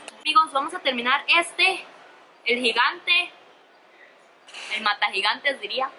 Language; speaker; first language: Spanish; native; Spanish